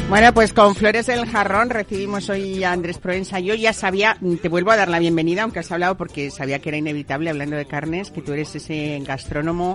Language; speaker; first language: Spanish; native; Spanish